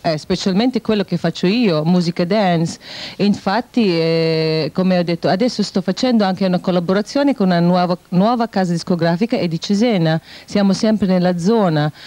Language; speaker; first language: Italian; non-native, fluent; Filipino